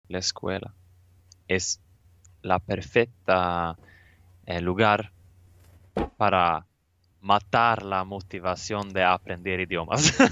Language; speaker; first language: Spanish; non-native, learner; Swedish